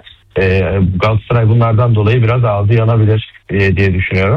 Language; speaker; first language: Turkish; native; Turkish